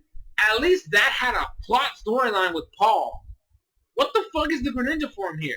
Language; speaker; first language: English; native; English